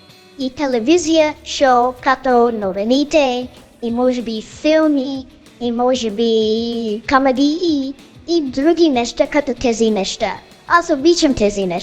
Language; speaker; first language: Bulgarian; non-native, learner; Chinese